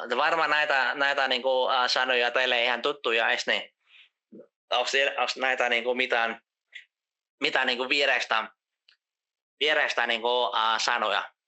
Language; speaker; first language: Finnish; non-native, fluent; Vietnamese